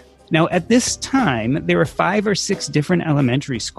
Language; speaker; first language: English; native; English